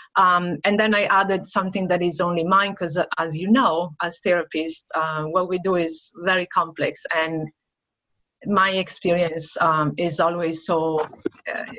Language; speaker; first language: English; non-native, fluent; Italian